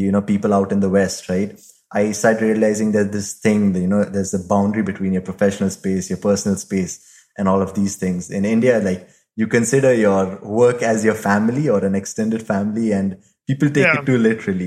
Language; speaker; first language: English; non-native, local second language; Hindi